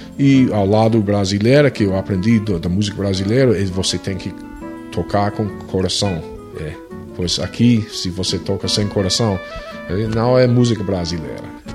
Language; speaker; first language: Portuguese; non-native, fluent; English